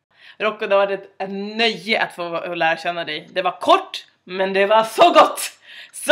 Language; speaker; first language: Swedish; native; Swedish